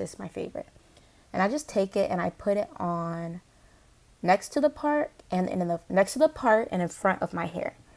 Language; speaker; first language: English; native; English